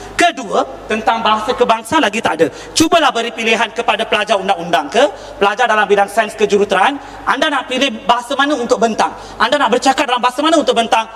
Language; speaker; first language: Malay; non-native, local second language; Tamil